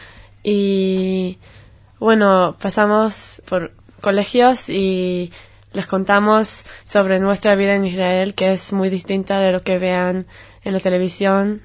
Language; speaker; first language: Spanish; non-native, fluent; Hebrew